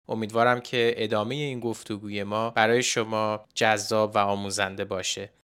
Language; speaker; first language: Persian; native; Persian